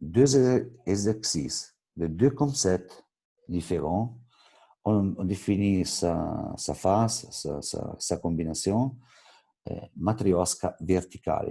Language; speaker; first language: French; non-native, local second language; Italian